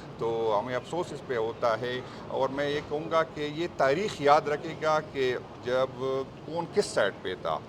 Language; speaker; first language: Urdu; non-native, local second language; Pashto